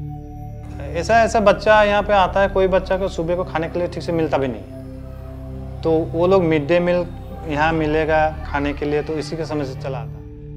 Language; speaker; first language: Hindi; non-native, local second language; Assamese